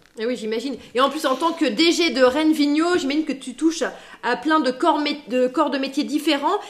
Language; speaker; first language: French; native; French